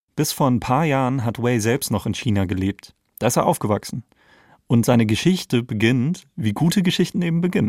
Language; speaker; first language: German; native; German